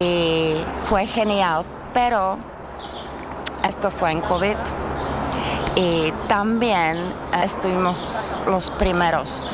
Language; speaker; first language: Spanish; non-native, fluent; Czech